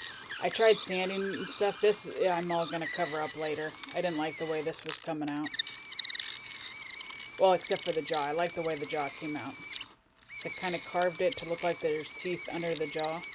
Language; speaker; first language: English; native; English